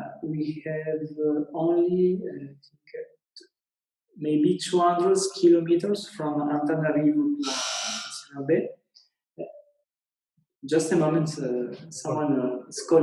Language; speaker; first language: English; non-native, learner; Italian